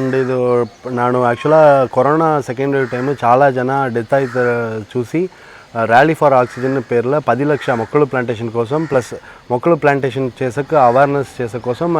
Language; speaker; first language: Telugu; non-native, learner; Tamil